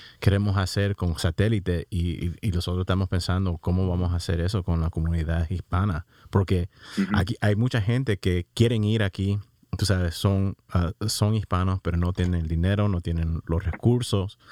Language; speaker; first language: Spanish; early bilingual, heritage; Spanish